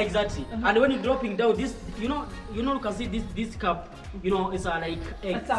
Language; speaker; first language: English; non-native, local second language; Swahili